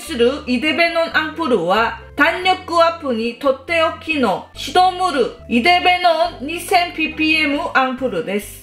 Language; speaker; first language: Japanese; non-native, fluent; Korean